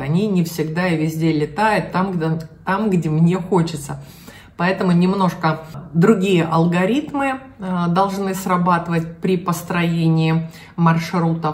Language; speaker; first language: Russian; native; Russian